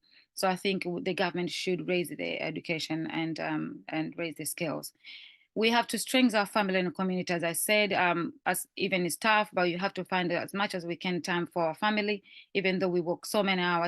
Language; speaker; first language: English; non-native, fluent; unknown